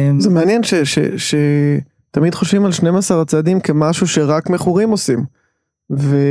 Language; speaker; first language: Hebrew; native; Hebrew